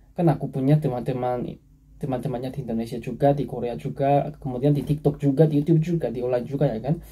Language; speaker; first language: Indonesian; non-native, fluent; Korean